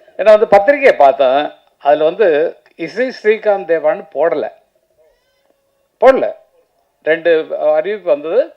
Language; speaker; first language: Tamil; native; Tamil